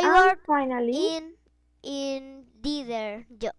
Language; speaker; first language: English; non-native, learner; Spanish